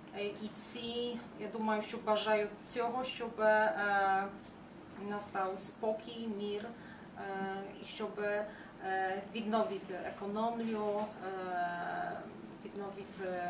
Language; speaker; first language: Ukrainian; non-native, fluent; Polish